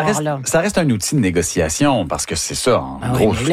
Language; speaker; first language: French; native; French